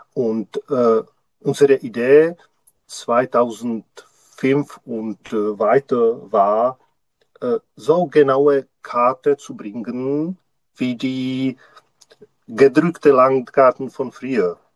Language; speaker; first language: German; non-native, learner; Czech